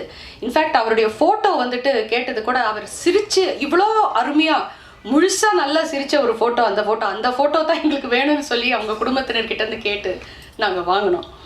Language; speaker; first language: Tamil; native; Tamil